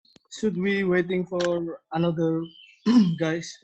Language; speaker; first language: English; non-native, learner; Indonesian